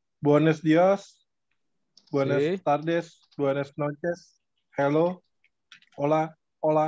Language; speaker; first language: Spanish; non-native, learner; Indonesian